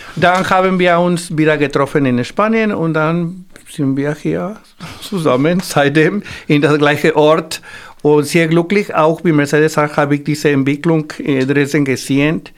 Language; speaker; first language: German; non-native, fluent; Spanish